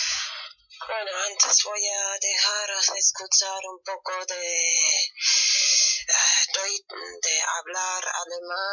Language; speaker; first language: Spanish; non-native, fluent; German